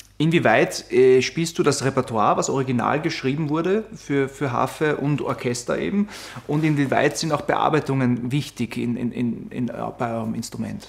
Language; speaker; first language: German; native; German